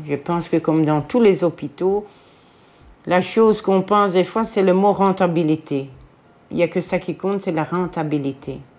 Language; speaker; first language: French; native; French